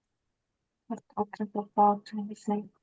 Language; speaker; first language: English; non-native, learner; Russian